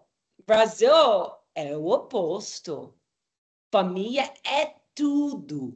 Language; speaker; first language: Portuguese; non-native, fluent; English